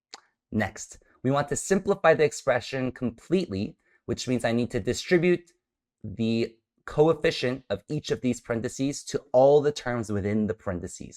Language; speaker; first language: English; native; English